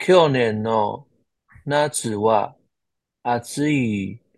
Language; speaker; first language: Japanese; non-native, learner; Chinese